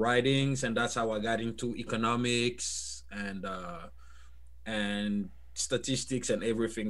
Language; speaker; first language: English; non-native, fluent; French